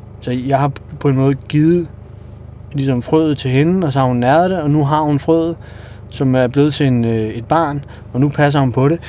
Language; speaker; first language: Danish; early bilingual, other home language; Albanian